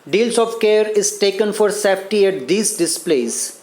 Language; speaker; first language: English; non-native, local second language; Gujarati